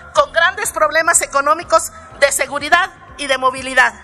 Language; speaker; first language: Spanish; native; Spanish